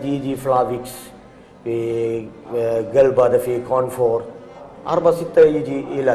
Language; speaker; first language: Arabic; non-native, learner; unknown